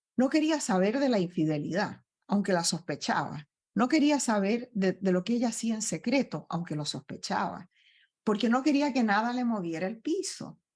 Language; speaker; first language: Spanish; native; Spanish